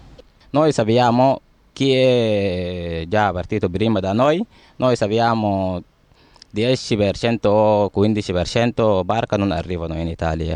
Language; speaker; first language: Italian; non-native, learner; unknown